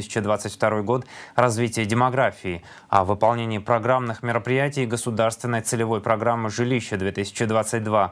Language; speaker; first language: Russian; native; Russian